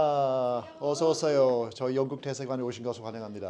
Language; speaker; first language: Korean; non-native, fluent; English